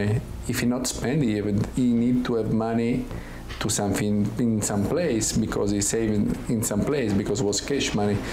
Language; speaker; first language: English; non-native, learner; Italian